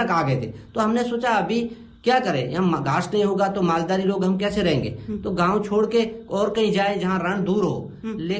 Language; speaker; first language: Hindi; non-native, local second language; Kachhi